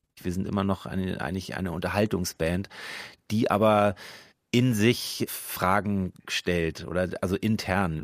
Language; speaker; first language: German; native; German